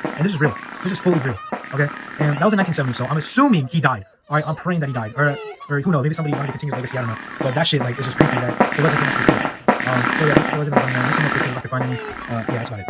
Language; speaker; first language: English; native; English